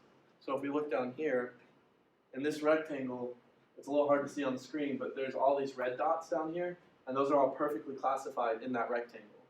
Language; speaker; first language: English; native; English